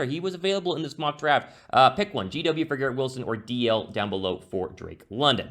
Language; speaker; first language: English; native; English